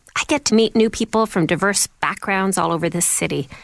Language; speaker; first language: English; non-native, fluent; Icelandic